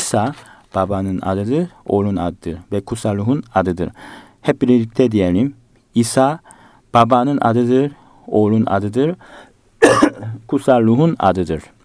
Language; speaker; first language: Turkish; non-native, fluent; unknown